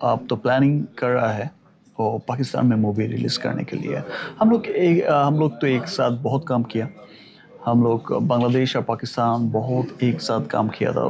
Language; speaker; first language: Hindi; non-native, learner; Bangla